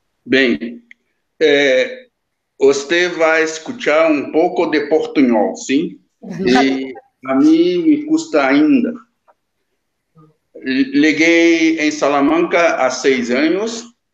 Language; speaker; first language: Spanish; non-native, learner; Portuguese